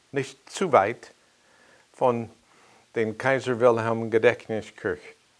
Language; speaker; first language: German; non-native, learner; English